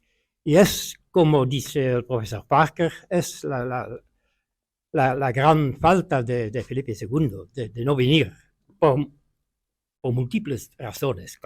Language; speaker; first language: Spanish; non-native, fluent; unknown